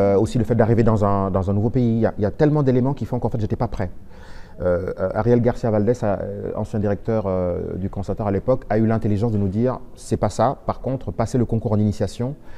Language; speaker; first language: French; non-native, local second language; Wolof